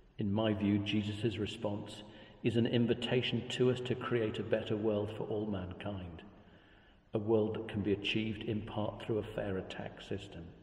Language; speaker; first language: English; native; English